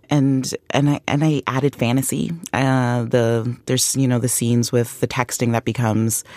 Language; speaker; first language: English; native; English